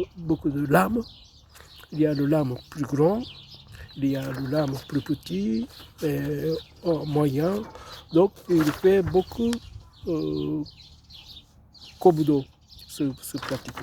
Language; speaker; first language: French; non-native, fluent; Japanese